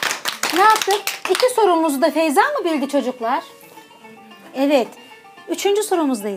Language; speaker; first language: Turkish; native; Turkish